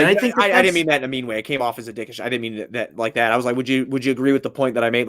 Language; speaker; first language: English; native; English